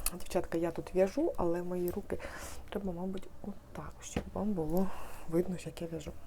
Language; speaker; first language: Ukrainian; native; Ukrainian